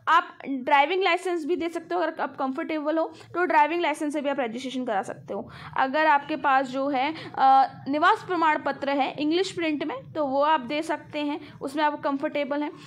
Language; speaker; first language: Hindi; non-native, local second language; Punjabi